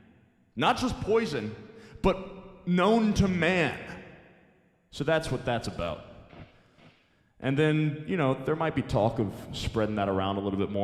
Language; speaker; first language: English; native; English